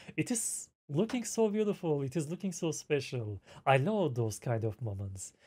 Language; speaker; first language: English; non-native, fluent; Turkish